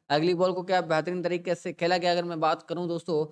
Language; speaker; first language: Hindi; native; Hindi